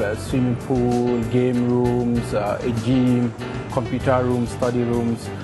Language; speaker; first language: English; non-native, local second language; Hausa